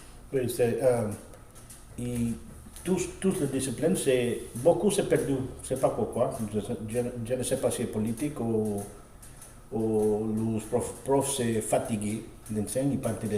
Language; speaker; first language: French; non-native, learner; Spanish